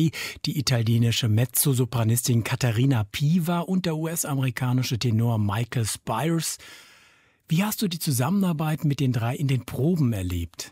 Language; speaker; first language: German; native; German